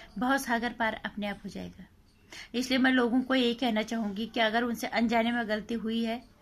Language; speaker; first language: Hindi; native; Hindi